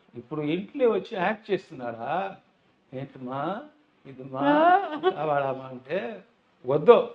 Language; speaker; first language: Telugu; non-native, learner; Tamil